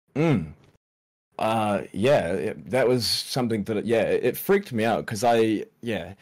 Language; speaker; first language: English; native; English